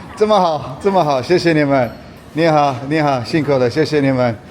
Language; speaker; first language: Chinese; non-native, fluent; Turkish